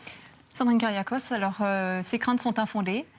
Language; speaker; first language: French; native; French